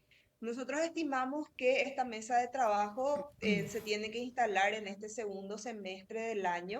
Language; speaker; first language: Spanish; native; Spanish